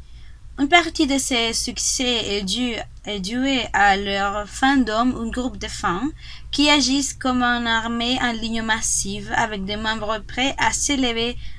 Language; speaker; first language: French; non-native, learner; Spanish